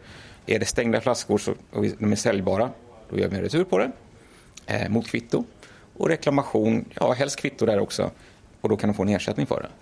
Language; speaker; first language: Swedish; native; Swedish